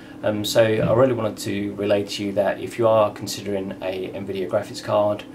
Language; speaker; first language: English; native; English